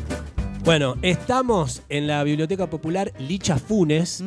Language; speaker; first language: Spanish; native; Spanish